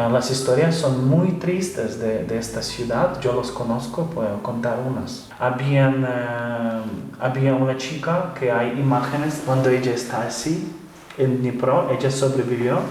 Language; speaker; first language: Spanish; non-native, fluent; Ukrainian